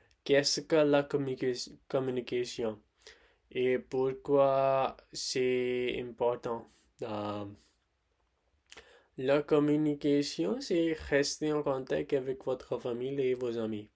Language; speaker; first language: French; non-native, learner; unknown